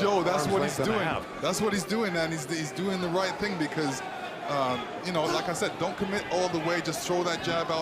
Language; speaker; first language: English; native; English